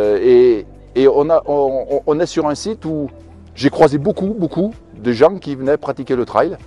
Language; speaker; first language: French; native; French